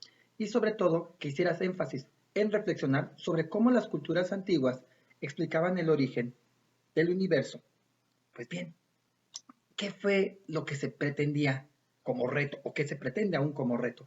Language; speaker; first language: Spanish; native; Spanish